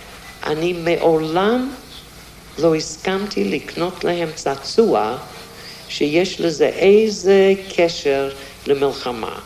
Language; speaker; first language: Hebrew; non-native, fluent; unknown